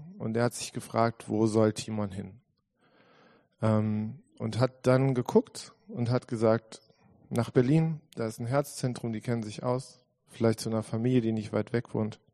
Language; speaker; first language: German; native; German